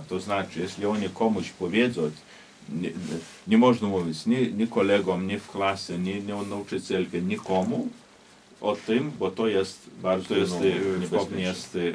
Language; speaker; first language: Polish; non-native, local second language; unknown